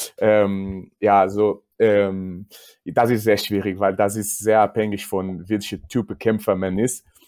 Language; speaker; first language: German; non-native, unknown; Portuguese